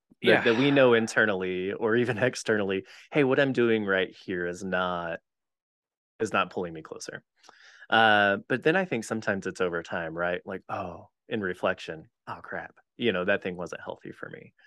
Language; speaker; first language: English; native; English